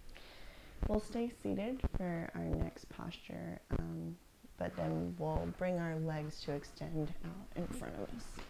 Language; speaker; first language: English; native; English